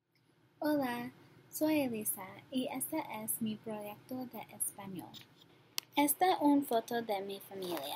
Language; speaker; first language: Spanish; non-native, learner; English